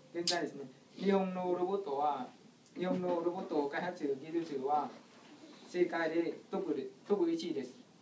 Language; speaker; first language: Japanese; non-native, learner; Vietnamese